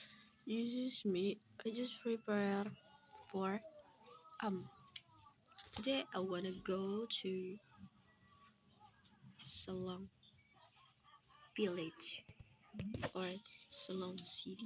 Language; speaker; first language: English; non-native, learner; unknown